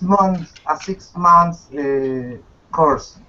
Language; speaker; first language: English; non-native, learner; Spanish